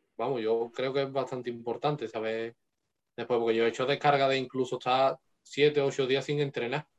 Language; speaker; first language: Spanish; native; Spanish